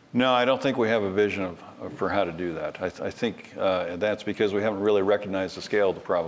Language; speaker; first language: English; native; English